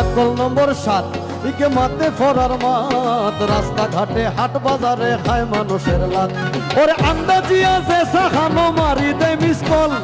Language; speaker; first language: Bangla; non-native, local second language; Sylheti